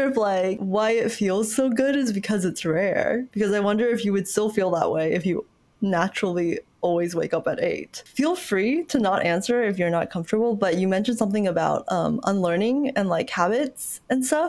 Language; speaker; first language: English; early bilingual, other home language; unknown